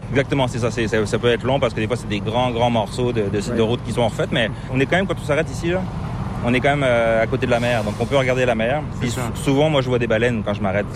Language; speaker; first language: French; native; French